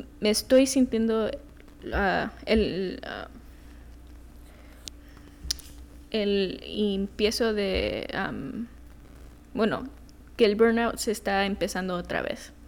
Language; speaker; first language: Spanish; early bilingual, heritage; Spanish